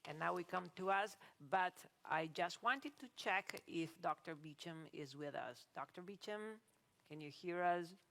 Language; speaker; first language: English; non-native, fluent; Italian